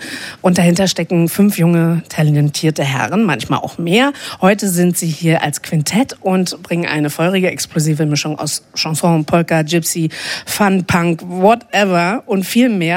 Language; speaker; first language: German; native; German